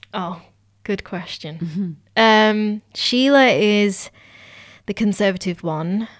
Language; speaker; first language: English; native; English